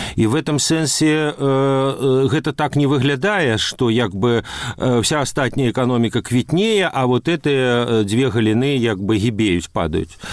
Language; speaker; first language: Belarusian; non-native, local second language; Russian